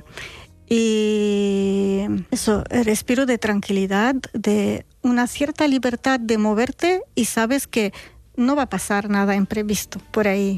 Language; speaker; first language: Spanish; non-native, fluent; Arabic